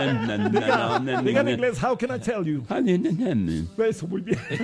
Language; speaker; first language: Spanish; native; Spanish